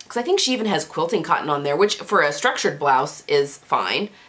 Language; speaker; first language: English; native; English